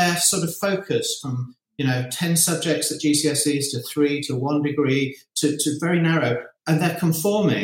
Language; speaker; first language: English; native; English